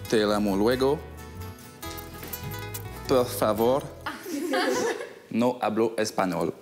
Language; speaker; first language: Spanish; non-native, learner; French